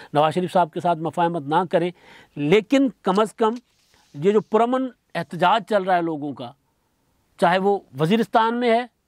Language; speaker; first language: Urdu; non-native, local second language; Sindhi